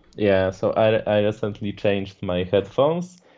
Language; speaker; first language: English; non-native, fluent; Polish